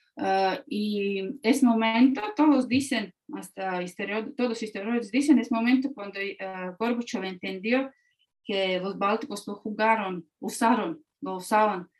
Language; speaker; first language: Spanish; non-native, fluent; Latvian